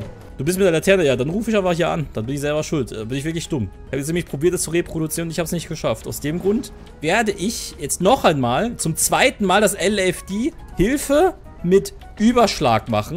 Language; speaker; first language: German; native; German